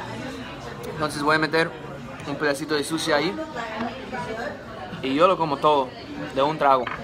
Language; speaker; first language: Spanish; non-native, fluent; English